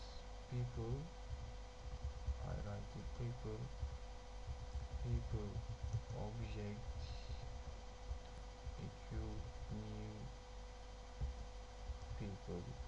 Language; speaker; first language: English; non-native, learner; Turkish